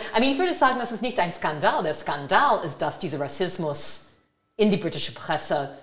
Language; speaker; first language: German; non-native, fluent; English